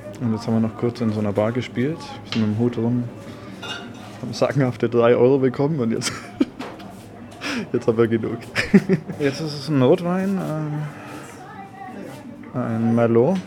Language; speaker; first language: German; native; German